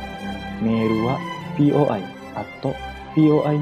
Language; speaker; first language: Japanese; non-native, fluent; Indonesian